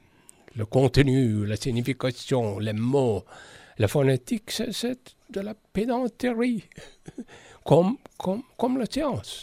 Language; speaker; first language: French; non-native, fluent; Estonian